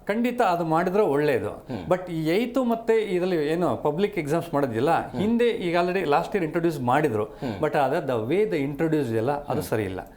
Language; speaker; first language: Kannada; native; Kannada